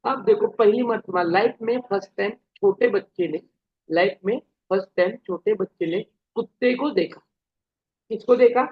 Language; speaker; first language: Hindi; non-native, local second language; Marathi